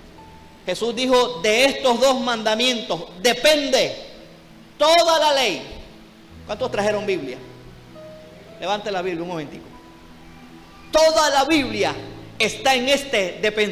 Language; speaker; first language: Spanish; native; Spanish